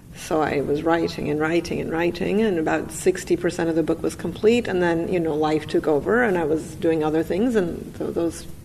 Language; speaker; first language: English; non-native, fluent; Russian